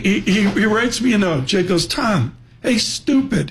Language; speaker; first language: English; native; English